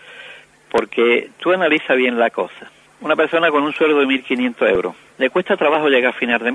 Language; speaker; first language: Spanish; native; Spanish